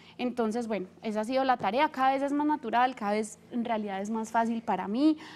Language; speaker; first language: Spanish; native; Spanish